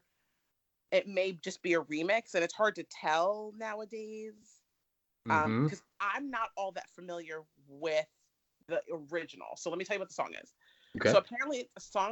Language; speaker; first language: English; native; English